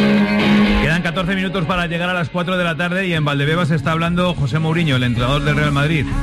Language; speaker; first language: Spanish; native; Spanish